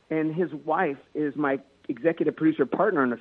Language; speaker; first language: English; native; English